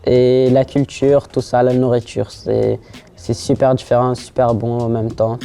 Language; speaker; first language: French; early bilingual, heritage; French